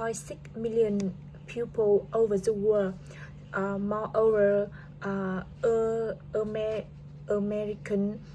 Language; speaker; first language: English; non-native, learner; Vietnamese